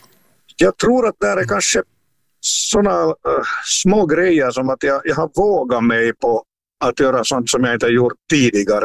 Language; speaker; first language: Swedish; native; Swedish